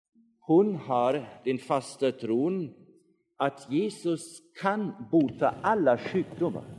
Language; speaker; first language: Swedish; non-native, fluent; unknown